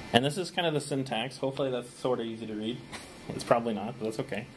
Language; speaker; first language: English; native; English